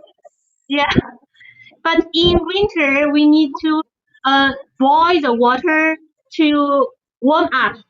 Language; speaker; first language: English; non-native, fluent; Chinese